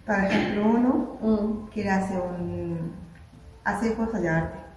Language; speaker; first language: Spanish; non-native, local second language; Arabic